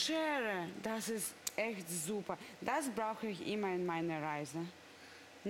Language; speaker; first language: German; non-native, learner; Russian